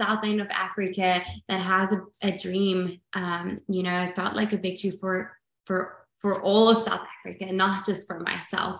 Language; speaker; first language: English; non-native, local second language; Afrikaans